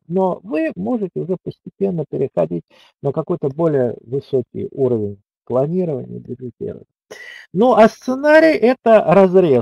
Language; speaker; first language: Russian; native; Russian